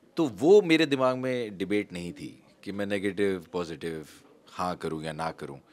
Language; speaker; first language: Hindi; native; Hindi